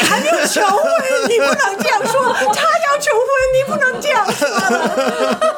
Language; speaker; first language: Chinese; non-native, fluent; English